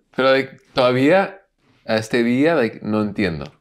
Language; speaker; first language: Spanish; non-native, learner; English